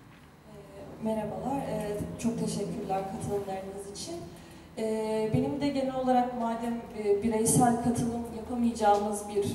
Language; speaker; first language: Turkish; native; Turkish